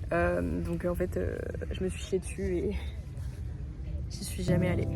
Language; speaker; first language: French; native; French